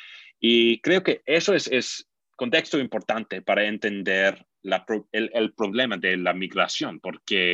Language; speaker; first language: Spanish; non-native, fluent; English